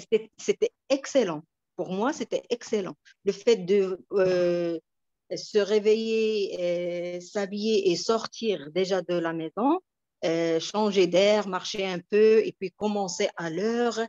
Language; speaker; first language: French; non-native, local second language; Arabic